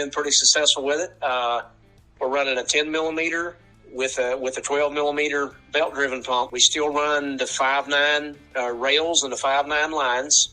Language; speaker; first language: English; native; English